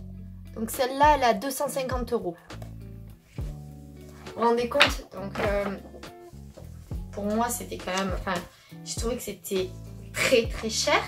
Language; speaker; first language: French; native; French